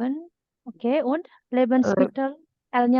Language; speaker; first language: German; non-native, fluent; Indonesian